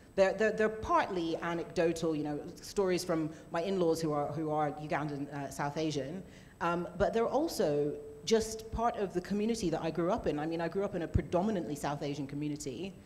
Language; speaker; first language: English; native; English